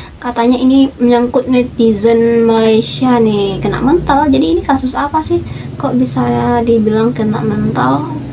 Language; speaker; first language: Indonesian; native; Indonesian